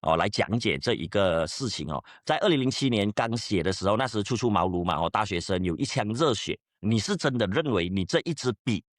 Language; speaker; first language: Chinese; native; Chinese